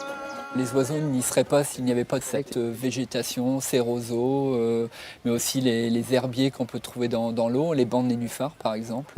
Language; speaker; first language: French; native; French